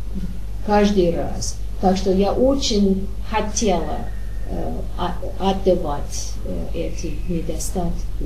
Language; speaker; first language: Russian; non-native, learner; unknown